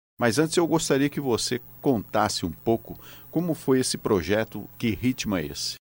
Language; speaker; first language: Portuguese; native; Portuguese